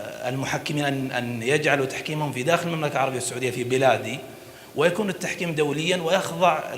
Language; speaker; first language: Arabic; native; Arabic